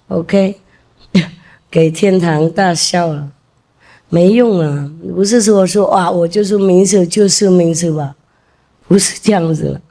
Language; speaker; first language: Chinese; non-native, fluent; Vietnamese